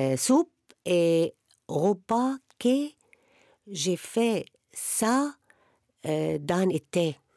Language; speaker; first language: French; non-native, learner; Arabic